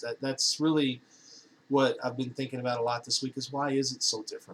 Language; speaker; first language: English; native; English